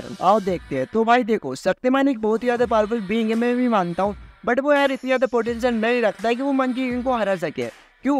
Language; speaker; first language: Hindi; native; Hindi